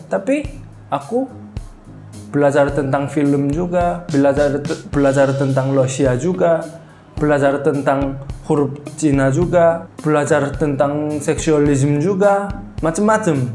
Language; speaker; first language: Indonesian; non-native, fluent; Korean